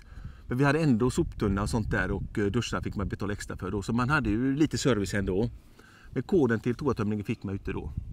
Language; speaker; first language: Swedish; native; Swedish